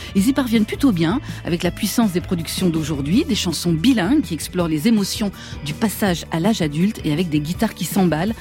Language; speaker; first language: French; native; French